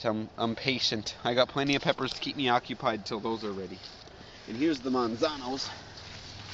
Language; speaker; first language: English; native; English